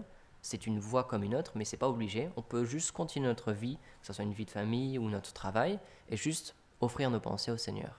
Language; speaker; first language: French; native; French